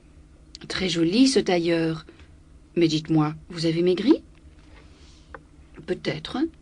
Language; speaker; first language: French; native; French